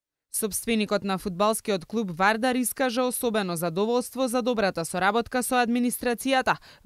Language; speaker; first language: Macedonian; native; Macedonian